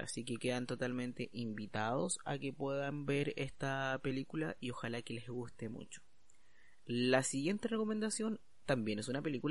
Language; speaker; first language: Spanish; native; Spanish